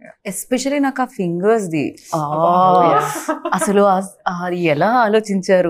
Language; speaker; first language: Telugu; native; Telugu